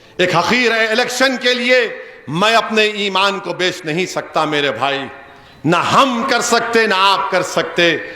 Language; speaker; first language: Urdu; native; Urdu